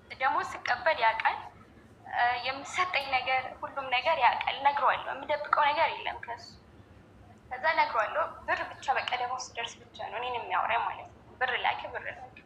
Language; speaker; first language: Amharic; native; Amharic